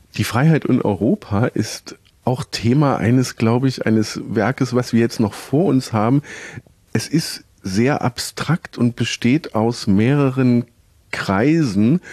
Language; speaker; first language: German; native; German